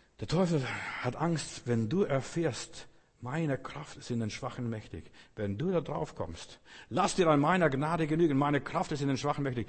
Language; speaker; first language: German; non-native, fluent; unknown